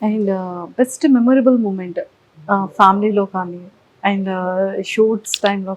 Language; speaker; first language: Telugu; native; Telugu